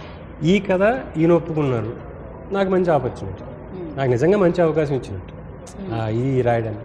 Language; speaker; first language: Telugu; native; Telugu